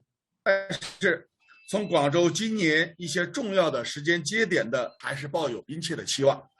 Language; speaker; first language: Chinese; native; Chinese